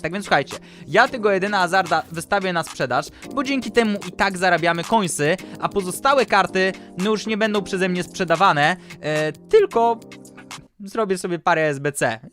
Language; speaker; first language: Polish; native; Polish